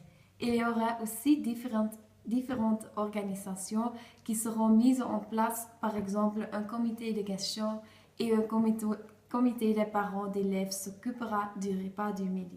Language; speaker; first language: French; non-native, learner; Dutch